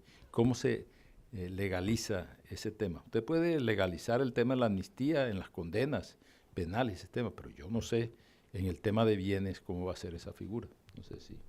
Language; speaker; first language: Spanish; native; Spanish